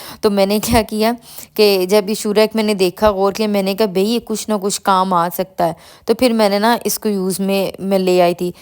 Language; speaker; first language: Urdu; non-native, local second language; Punjabi